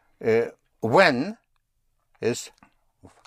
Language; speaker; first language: German; non-native, learner; English